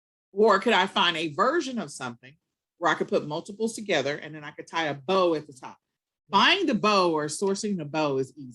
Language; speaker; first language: English; native; English